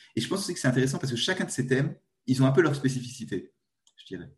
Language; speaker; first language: French; native; French